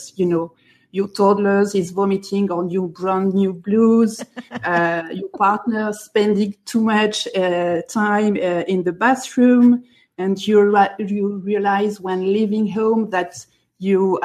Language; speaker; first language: English; non-native, fluent; French